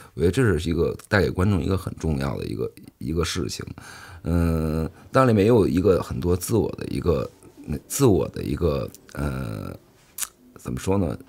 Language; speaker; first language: Chinese; native; Chinese